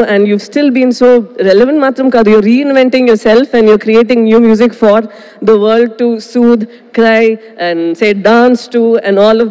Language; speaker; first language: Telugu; non-native, local second language; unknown